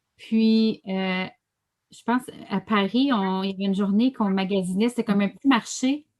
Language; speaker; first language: French; native; French